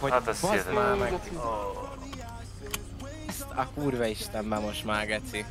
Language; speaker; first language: Hungarian; native; Hungarian